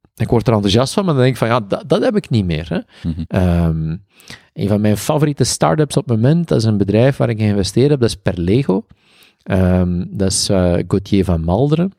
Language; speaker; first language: Dutch; native; Dutch